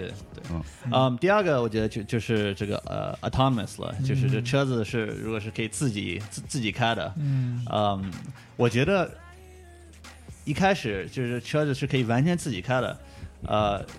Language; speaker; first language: Chinese; early bilingual, heritage; Chinese